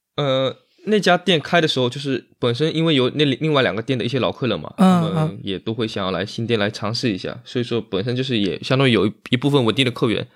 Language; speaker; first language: Chinese; native; Chinese